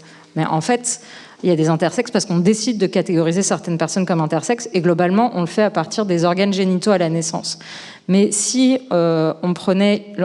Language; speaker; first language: French; native; French